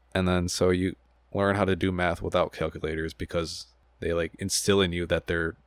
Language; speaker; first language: English; native; English